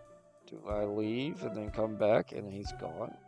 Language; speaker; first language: English; native; English